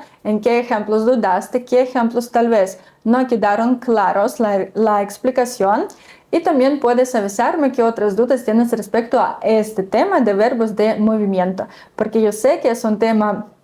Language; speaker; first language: Spanish; non-native, fluent; Russian